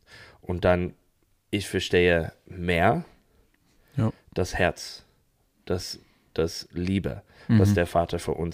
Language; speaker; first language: German; non-native, fluent; English